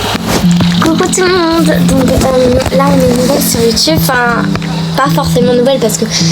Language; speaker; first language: French; native; French